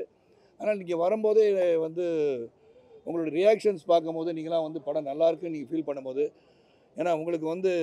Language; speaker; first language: Tamil; native; Tamil